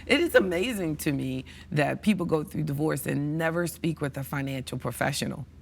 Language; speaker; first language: English; native; English